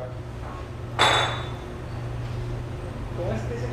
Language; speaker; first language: Spanish; native; Spanish